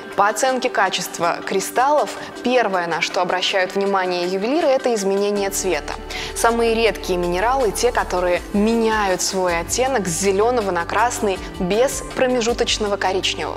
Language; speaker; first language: Russian; native; Russian